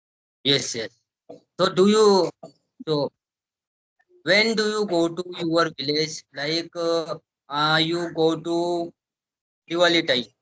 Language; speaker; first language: English; non-native, learner; Hindi